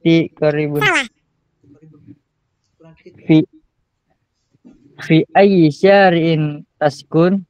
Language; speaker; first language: Arabic; non-native, learner; Malay